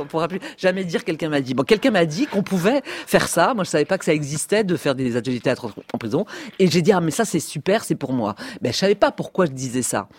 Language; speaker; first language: French; native; French